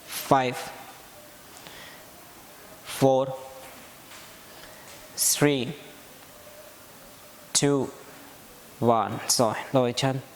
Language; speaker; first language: Vietnamese; non-native, learner; Hindi